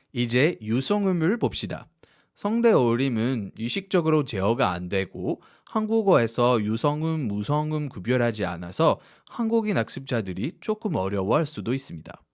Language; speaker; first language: Korean; non-native, fluent; French